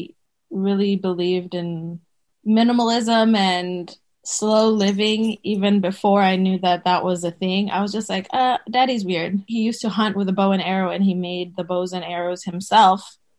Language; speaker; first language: English; native; English